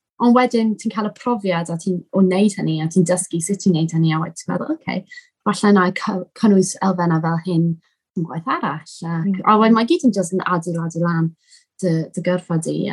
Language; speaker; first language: Welsh; non-native, local second language; English